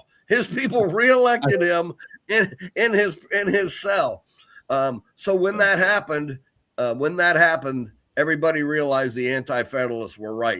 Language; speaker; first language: English; native; English